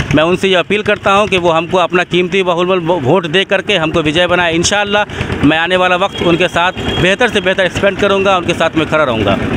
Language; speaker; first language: Hindi; native; Hindi